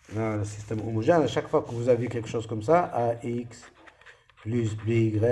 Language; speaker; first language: French; non-native, local second language; Arabic